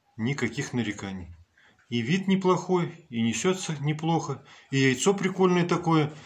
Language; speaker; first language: Russian; native; Russian